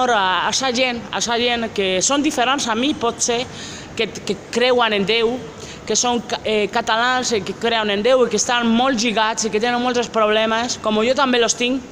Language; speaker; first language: Catalan; non-native, local second language; Spanish